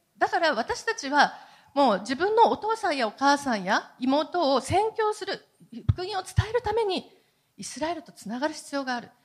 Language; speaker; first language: Japanese; native; Japanese